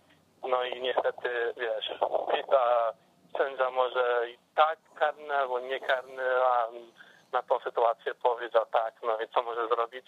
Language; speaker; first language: Polish; early bilingual, heritage; English